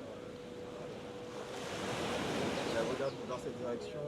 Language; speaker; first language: French; native; French